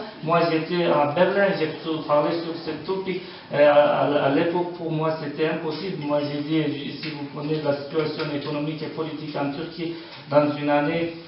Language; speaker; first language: French; non-native, learner; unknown